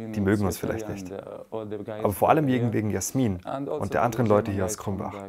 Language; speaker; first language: German; non-native, fluent; Arabic